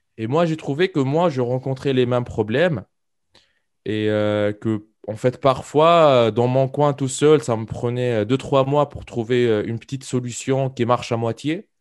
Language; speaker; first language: French; non-native, local second language; Arabic